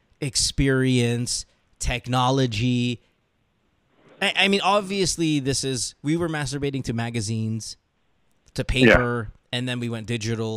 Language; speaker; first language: English; non-native, local second language; Filipino